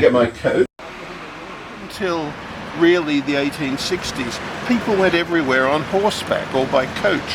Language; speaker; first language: English; native; English